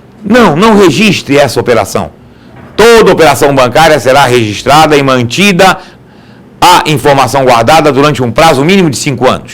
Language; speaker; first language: Portuguese; native; Portuguese